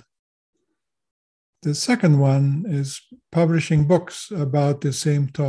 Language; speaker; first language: English; non-native, fluent; German